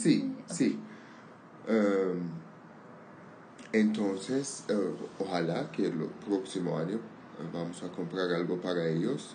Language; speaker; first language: Spanish; non-native, learner; Armenian